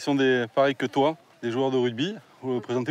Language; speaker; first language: French; native; French